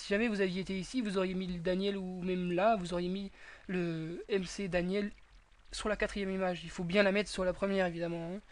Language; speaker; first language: French; native; French